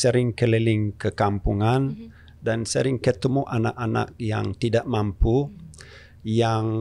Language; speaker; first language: Indonesian; non-native, fluent; English